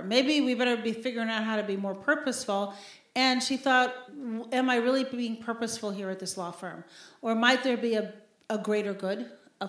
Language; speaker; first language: English; native; English